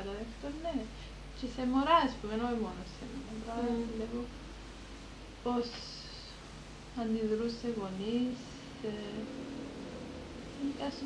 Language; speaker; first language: Greek; early bilingual, heritage; Greek